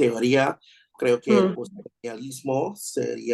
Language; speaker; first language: Spanish; non-native, learner; English